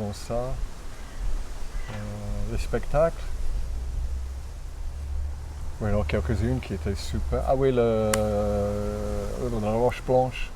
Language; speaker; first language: French; non-native, fluent; English